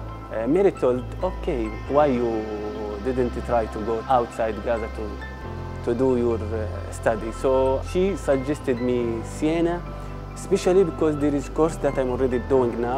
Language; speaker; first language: English; non-native, learner; Arabic